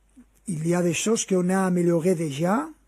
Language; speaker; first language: French; non-native, fluent; Spanish